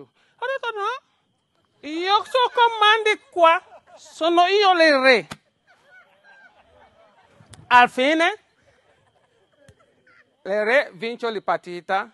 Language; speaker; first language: Italian; non-native, learner; Yoruba